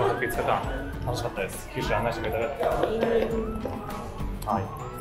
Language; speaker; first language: Japanese; native; Japanese